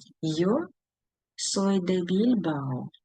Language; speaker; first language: Spanish; non-native, fluent; Ukrainian